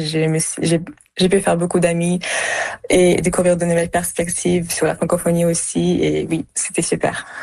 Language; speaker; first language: French; early bilingual, other home language; Russian